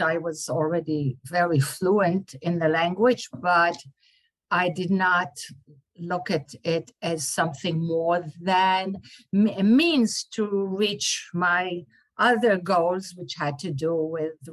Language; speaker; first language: English; non-native, fluent; Hebrew